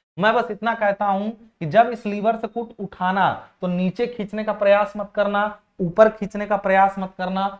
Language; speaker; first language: Hindi; native; Hindi